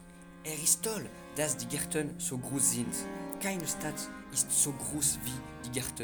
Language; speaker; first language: German; non-native, learner; French